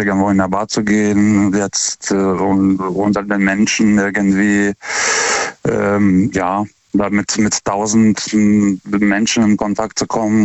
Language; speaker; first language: German; non-native, fluent; Lithuanian